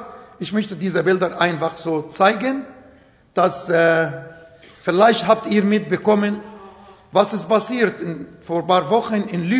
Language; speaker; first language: German; non-native, fluent; Arabic